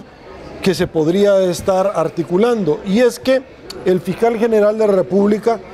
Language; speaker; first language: Spanish; native; Spanish